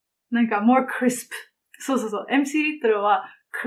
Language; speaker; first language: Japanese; non-native, learner; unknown